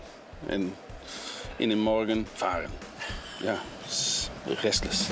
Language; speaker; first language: German; non-native, learner; Dutch